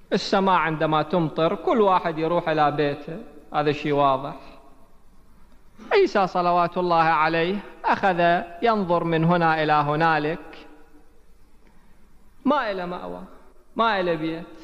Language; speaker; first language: Arabic; native; Arabic